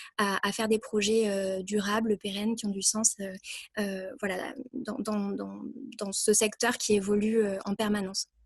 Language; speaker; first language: French; native; French